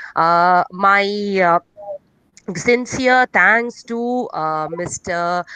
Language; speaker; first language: English; non-native, local second language; Tamil